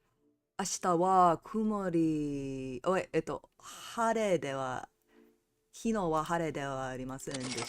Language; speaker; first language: Japanese; non-native, learner; English